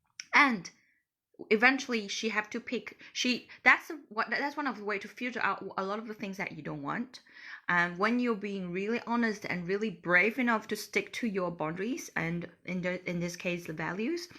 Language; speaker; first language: English; non-native, fluent; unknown